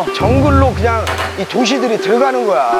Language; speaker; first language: Korean; native; Korean